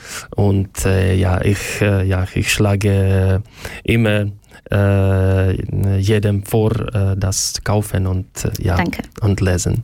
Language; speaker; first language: German; non-native, learner; Ukrainian